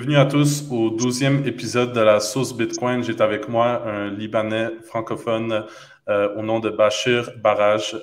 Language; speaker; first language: French; native; French